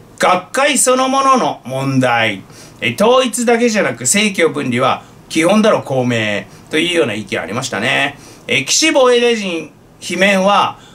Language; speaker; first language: Japanese; native; Japanese